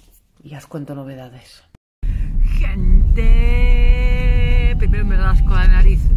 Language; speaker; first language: Spanish; native; Spanish